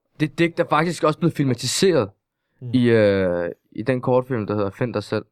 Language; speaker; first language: Danish; early bilingual, other home language; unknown